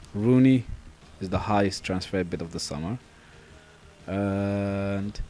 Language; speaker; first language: English; non-native, fluent; Dutch